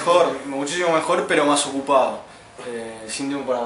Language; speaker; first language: Spanish; native; Spanish